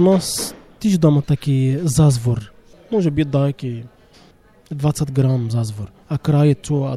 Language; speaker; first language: Slovak; non-native, learner; Arabic